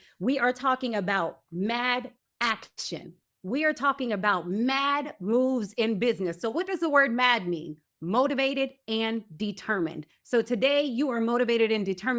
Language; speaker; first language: English; native; English